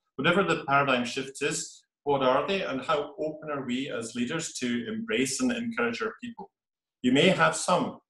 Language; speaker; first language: English; native; English